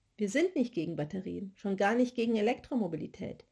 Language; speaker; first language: German; native; German